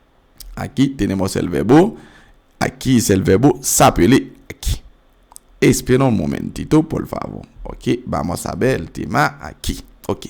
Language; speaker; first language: Spanish; non-native, fluent; French